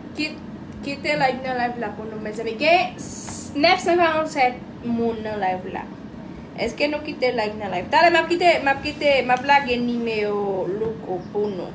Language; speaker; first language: Haitian Creole; non-native, fluent; Portuguese